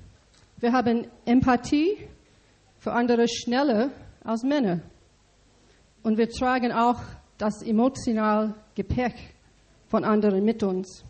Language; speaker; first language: German; non-native, learner; English